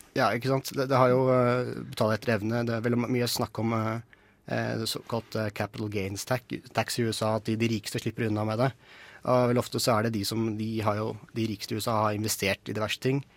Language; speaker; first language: Norwegian; native; Norwegian